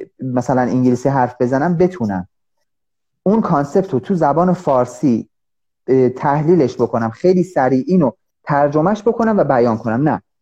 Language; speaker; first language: Persian; native; Persian